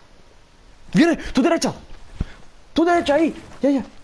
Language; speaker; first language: Spanish; non-native, learner; English